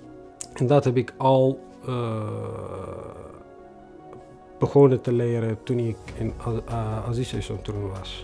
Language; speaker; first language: Dutch; non-native, fluent; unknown